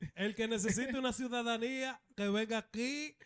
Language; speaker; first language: Spanish; early bilingual, other home language; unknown